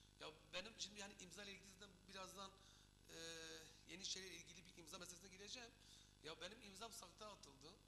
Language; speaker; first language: Turkish; non-native, local second language; Kurdish